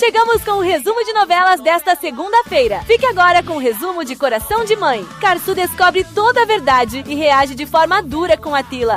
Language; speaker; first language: Portuguese; native; Portuguese